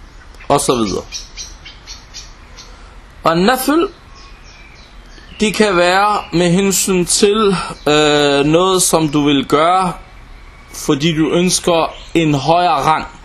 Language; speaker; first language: Danish; non-native, local second language; Arabic